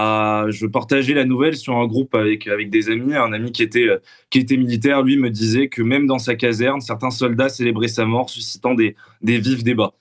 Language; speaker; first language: French; native; French